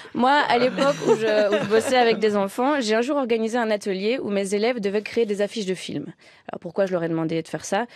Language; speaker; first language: French; native; French